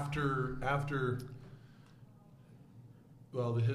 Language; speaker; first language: English; native; English